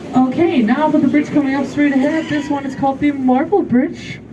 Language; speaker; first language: English; non-native, fluent; Danish